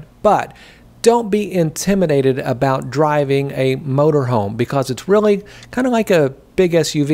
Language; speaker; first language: English; native; English